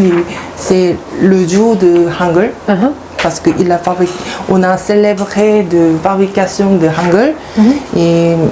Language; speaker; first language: French; non-native, learner; Korean